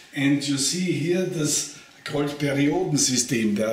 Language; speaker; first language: English; non-native, learner; German